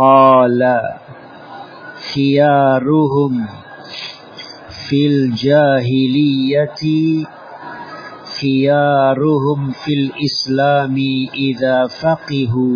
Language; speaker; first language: Arabic; non-native, fluent; Indonesian